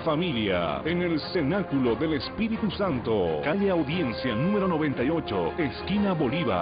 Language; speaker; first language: Spanish; native; Spanish